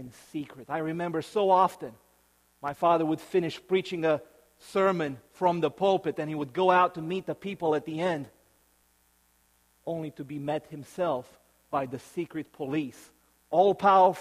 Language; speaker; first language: English; early bilingual, other home language; Romanian